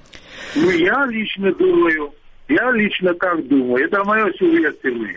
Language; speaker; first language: Russian; non-native, fluent; Georgian